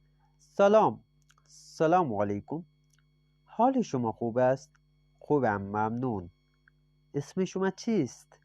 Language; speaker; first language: Persian; non-native, fluent; Urdu